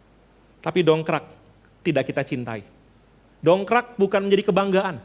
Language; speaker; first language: Indonesian; native; Indonesian